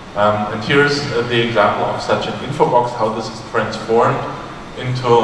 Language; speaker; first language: English; non-native, fluent; German